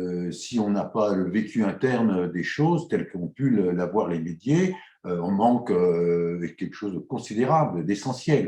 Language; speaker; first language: French; native; French